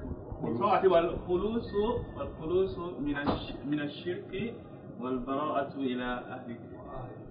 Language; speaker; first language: Arabic; non-native, learner; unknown